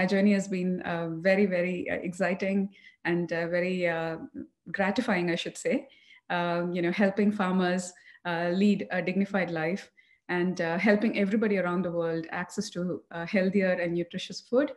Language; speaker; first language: English; non-native, local second language; Tamil